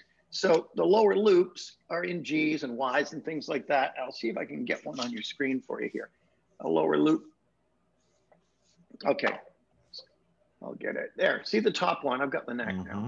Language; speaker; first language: English; native; English